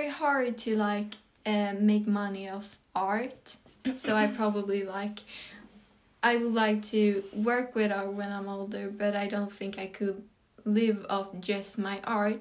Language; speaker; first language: English; non-native, fluent; Swedish